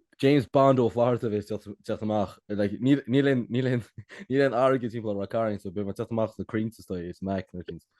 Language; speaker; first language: Irish; native; Irish